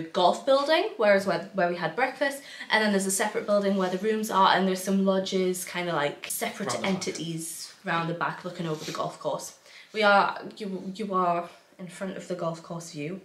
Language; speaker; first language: English; native; English